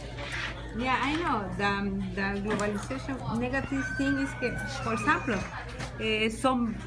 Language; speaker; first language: English; non-native, learner; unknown